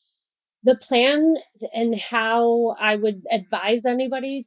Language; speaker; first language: English; native; English